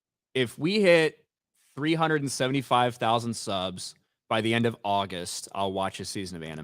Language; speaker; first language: English; native; English